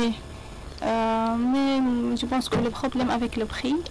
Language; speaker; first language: French; non-native, learner; Arabic